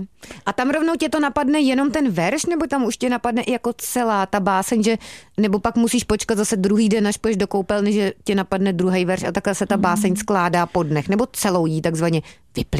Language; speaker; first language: Czech; native; Czech